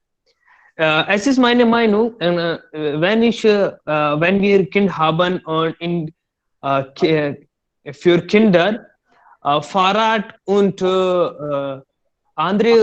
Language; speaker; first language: German; non-native, learner; Hindi